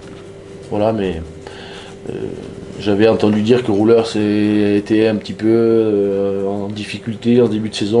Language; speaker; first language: French; native; French